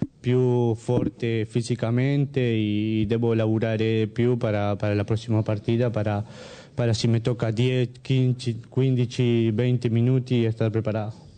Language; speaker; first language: Italian; non-native, learner; Spanish